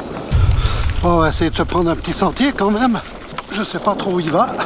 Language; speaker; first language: French; native; French